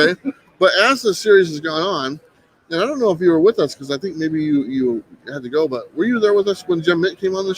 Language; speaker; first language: English; native; English